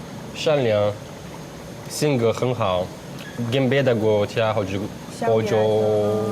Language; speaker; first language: Chinese; non-native, learner; Arabic